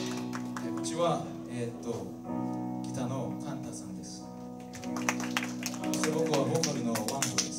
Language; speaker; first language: Japanese; non-native, fluent; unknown